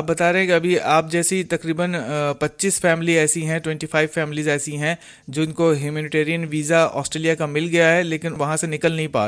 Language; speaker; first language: Urdu; native; Urdu